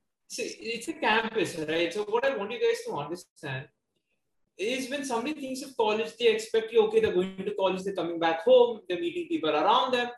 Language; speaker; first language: English; non-native, local second language; Hindi